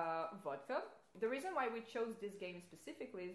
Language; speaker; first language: English; non-native, fluent; Portuguese